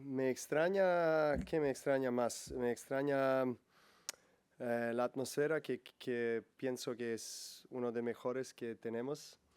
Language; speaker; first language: Spanish; non-native, learner; Serbian